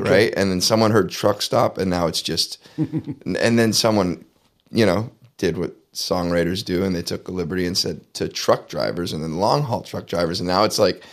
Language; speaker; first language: English; native; English